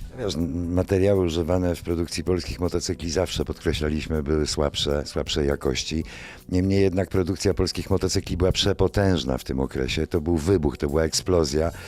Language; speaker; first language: Polish; native; Polish